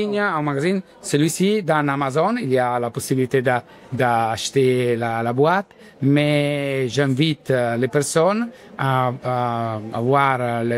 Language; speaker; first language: French; non-native, learner; Italian